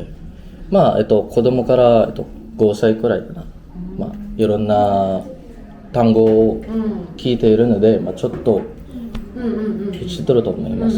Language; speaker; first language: Japanese; non-native, learner; Filipino